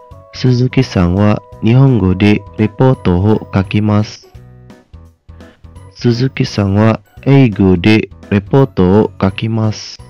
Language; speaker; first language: Japanese; non-native, fluent; Indonesian